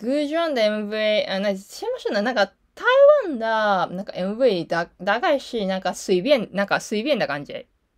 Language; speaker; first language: Chinese; non-native, learner; Japanese